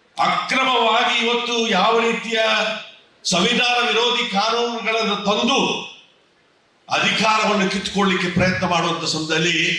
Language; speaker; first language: Kannada; native; Kannada